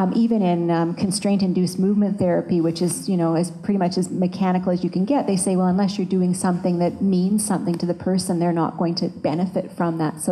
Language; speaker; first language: English; early bilingual, other home language; French